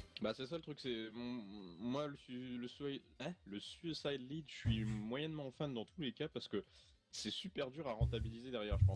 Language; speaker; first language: French; native; French